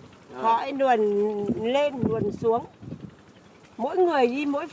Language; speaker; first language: Vietnamese; native; Vietnamese